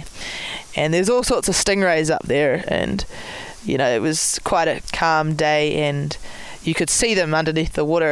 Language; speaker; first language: English; native; English